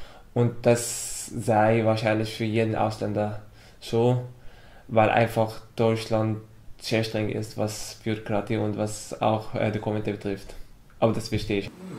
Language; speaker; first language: German; non-native, fluent; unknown